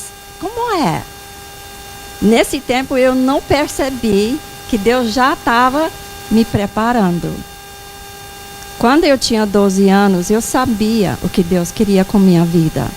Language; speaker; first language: Portuguese; non-native, fluent; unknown